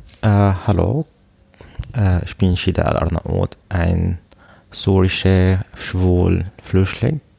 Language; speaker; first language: German; non-native, learner; Arabic